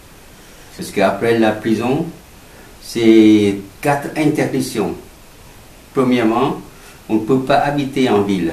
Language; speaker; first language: French; non-native, learner; Vietnamese